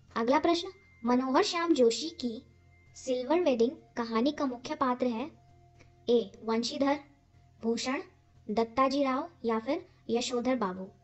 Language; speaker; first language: Hindi; native; Hindi